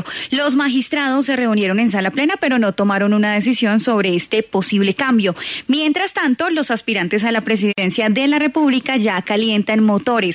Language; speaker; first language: Spanish; native; Spanish